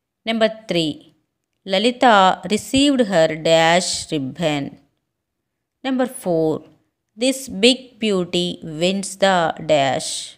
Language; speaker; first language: English; non-native, local second language; Telugu